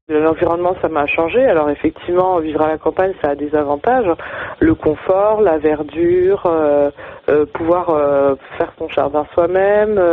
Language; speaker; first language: French; native; French